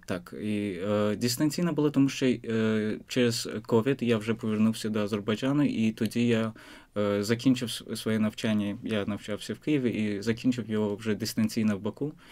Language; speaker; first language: Ukrainian; non-native, fluent; Azerbaijani